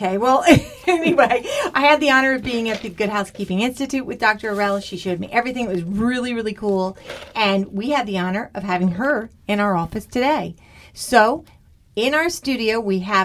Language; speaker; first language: English; non-native, fluent; Turkish